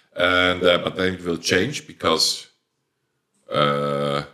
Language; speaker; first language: English; non-native, fluent; German